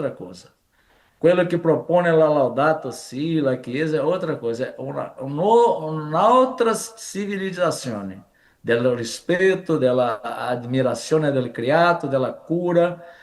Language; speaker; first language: Italian; non-native, fluent; Portuguese